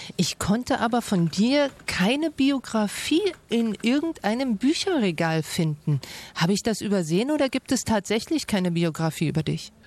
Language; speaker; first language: German; native; German